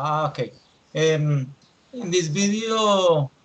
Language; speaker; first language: English; non-native, learner; Spanish